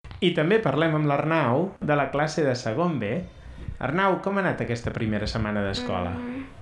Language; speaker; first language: Catalan; native; Catalan